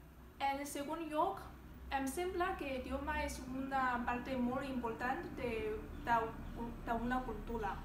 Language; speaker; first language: Catalan; non-native, learner; Chinese